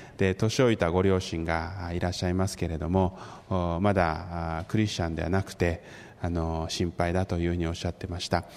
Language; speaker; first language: Japanese; native; Japanese